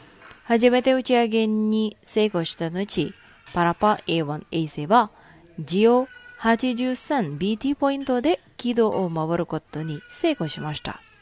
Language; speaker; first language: Japanese; non-native, fluent; Indonesian